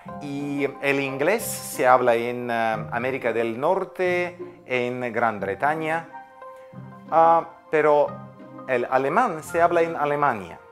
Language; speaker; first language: Spanish; non-native, fluent; Ukrainian